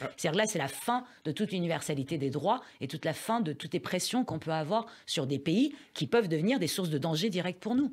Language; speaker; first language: French; early bilingual, other home language; Persian